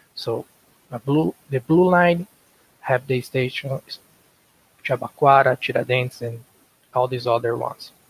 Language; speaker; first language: English; non-native, learner; Portuguese